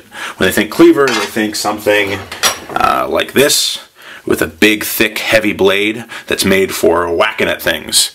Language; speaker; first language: English; native; English